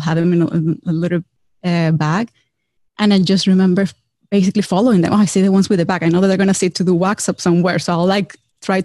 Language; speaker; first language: English; non-native, fluent; Spanish